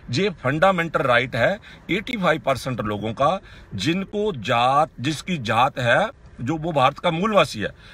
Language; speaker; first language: Hindi; non-native, local second language; Punjabi